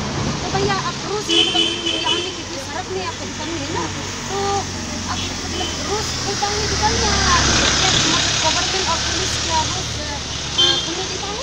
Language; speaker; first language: Hindi; non-native, local second language; Khasi